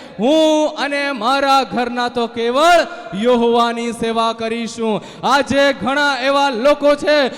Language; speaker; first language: Gujarati; native; Gujarati